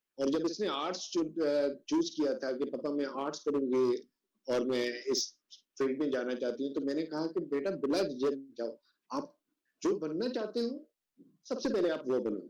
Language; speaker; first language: Urdu; non-native, local second language; Sindhi